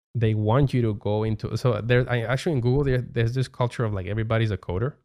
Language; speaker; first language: English; non-native, fluent; Spanish